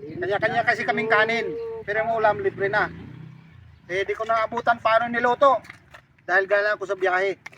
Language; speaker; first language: Filipino; non-native, local second language; Iloko